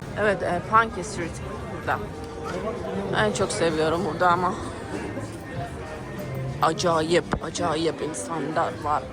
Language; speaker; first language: Turkish; non-native, learner; Persian